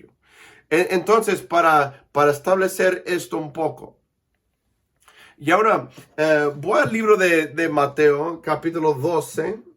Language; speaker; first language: Spanish; non-native, fluent; English